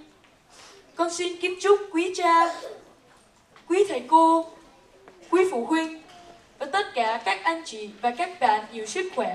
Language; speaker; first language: Vietnamese; early bilingual, heritage; Vietnamese